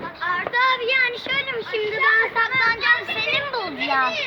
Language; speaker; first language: Turkish; native; Turkish